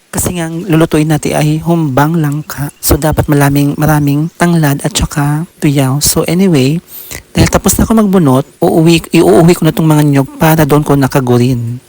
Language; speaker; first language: Filipino; native; Filipino